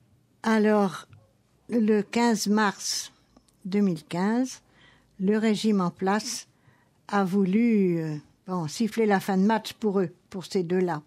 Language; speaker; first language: French; native; French